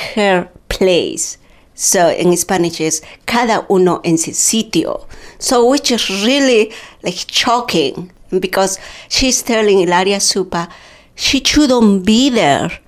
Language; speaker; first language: English; non-native, fluent; Quechua